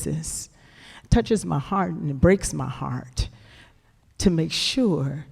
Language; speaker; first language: English; native; English